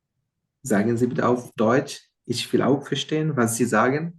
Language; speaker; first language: German; non-native, fluent; Bangla